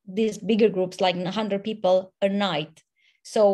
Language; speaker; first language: English; non-native, fluent; Romanian